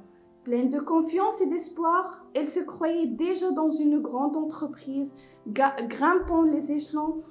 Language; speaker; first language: French; non-native, local second language; Arabic